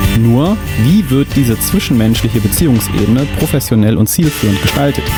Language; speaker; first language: German; native; German